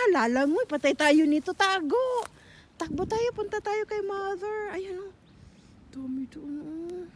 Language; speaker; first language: Filipino; non-native, local second language; Cebuano